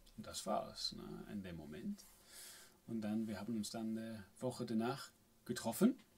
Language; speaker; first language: German; non-native, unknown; English